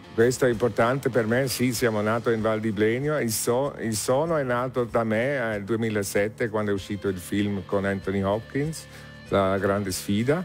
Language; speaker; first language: Italian; non-native, learner; German